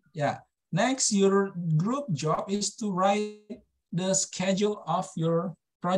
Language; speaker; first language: English; non-native, fluent; Indonesian